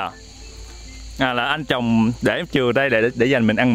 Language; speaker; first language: Vietnamese; native; Vietnamese